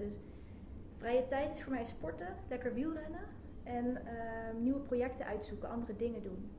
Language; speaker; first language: Dutch; native; Dutch